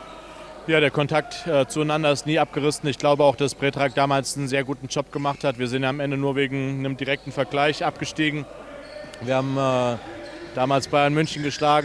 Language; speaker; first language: German; native; German